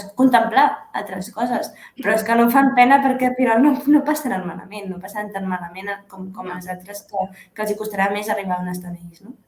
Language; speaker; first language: Catalan; early bilingual, other home language; Arabic